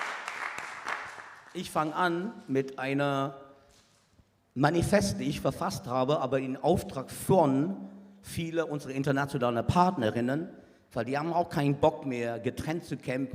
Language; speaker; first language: German; non-native, fluent; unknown